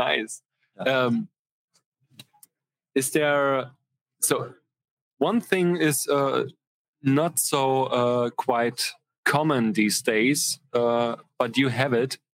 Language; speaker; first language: English; non-native, fluent; German